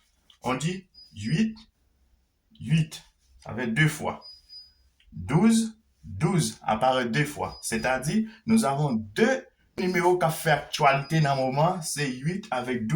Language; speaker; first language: French; non-native, local second language; Haitian Creole